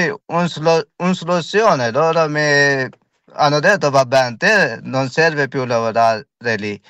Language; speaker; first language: Italian; non-native, learner; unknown